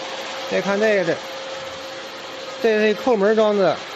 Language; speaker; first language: Chinese; native; Chinese